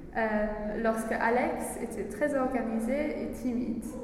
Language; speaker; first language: French; non-native, learner; English